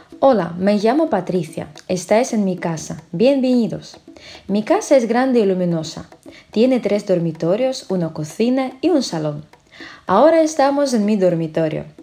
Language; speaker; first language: Spanish; non-native, fluent; Russian